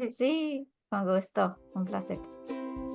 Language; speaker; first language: Spanish; non-native, fluent; English